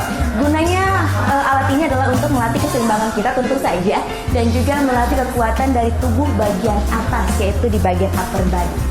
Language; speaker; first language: Indonesian; native; Indonesian